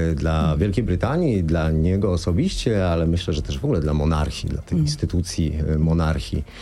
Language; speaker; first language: Polish; native; Polish